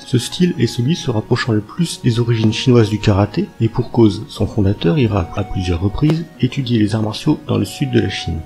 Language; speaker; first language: French; native; French